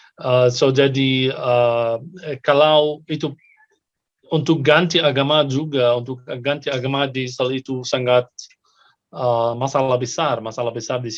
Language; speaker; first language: Indonesian; non-native, fluent; Arabic